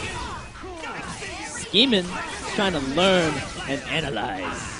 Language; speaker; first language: English; native; English